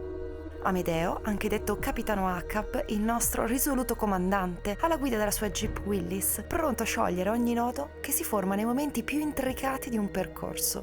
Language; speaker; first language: Italian; native; Italian